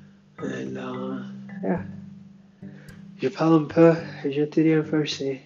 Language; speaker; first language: French; non-native, learner; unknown